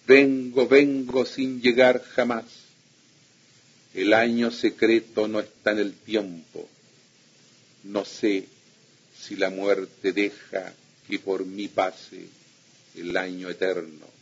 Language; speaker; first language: Spanish; native; Spanish